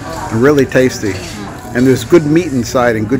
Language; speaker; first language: English; native; English